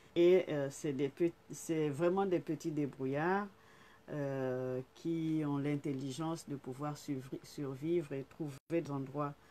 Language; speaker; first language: French; non-native, fluent; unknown